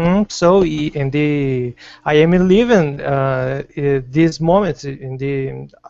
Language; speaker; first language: English; non-native, learner; Portuguese